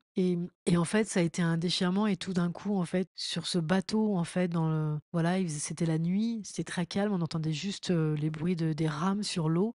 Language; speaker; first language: French; native; French